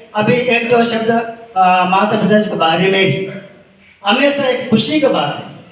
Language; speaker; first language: Hindi; non-native, local second language; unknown